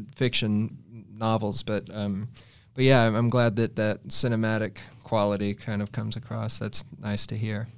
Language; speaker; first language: English; native; English